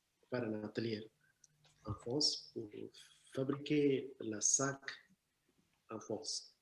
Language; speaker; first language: French; non-native, learner; Tamil